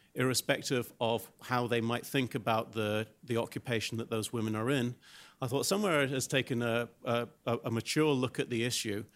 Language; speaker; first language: English; native; English